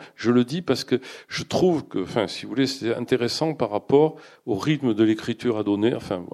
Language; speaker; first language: French; native; French